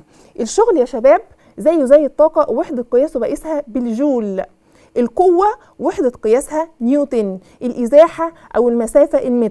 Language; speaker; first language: Arabic; native; Arabic